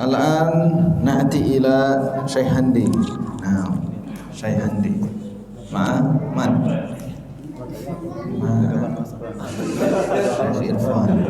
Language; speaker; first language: Arabic; non-native, fluent; Indonesian